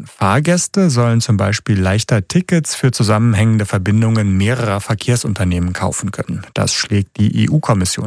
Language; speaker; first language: German; native; German